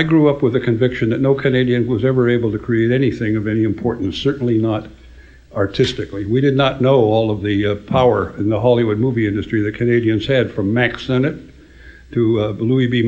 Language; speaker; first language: English; native; English